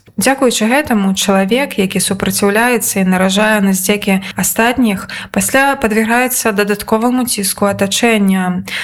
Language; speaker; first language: Belarusian; native; Belarusian